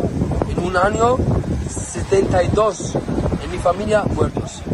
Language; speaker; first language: Spanish; non-native, learner; Arabic